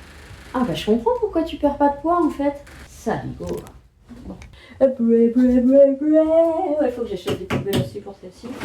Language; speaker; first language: French; native; French